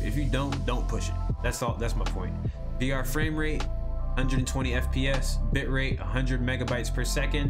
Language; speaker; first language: English; native; English